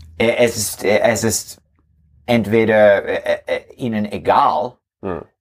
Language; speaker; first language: German; non-native, learner; English